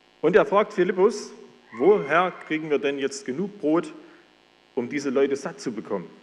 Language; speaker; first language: German; native; German